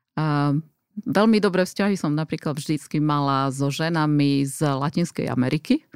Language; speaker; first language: Slovak; native; Slovak